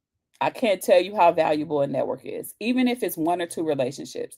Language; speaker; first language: English; native; English